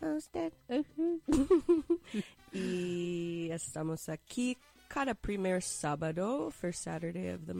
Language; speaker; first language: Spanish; non-native, learner; English